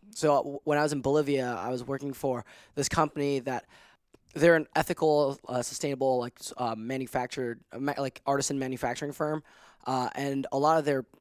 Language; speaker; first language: English; non-native, local second language; Cantonese